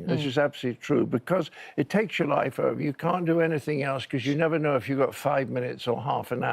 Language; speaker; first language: English; native; English